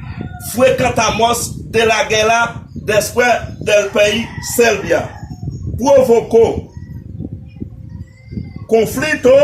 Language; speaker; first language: Spanish; non-native, learner; Haitian Creole